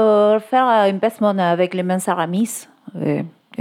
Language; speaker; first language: French; non-native, learner; Spanish